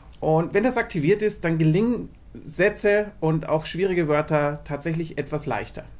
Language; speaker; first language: German; native; German